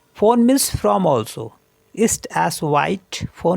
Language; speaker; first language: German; non-native, learner; Hindi